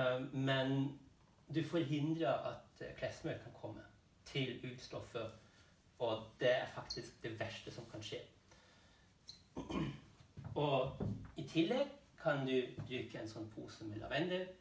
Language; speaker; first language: Norwegian; non-native, fluent; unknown